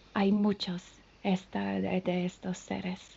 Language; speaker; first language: Spanish; non-native, fluent; French